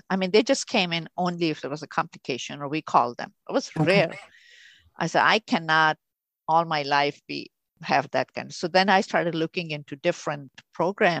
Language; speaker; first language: English; non-native, local second language; Urdu